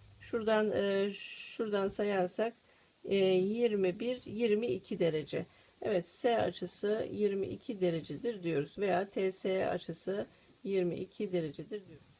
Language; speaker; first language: Turkish; native; Turkish